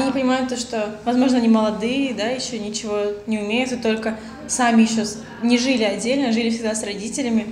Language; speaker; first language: Russian; native; Russian